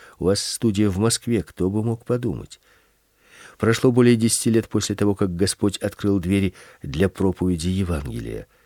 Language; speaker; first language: Russian; early bilingual, other home language; Swedish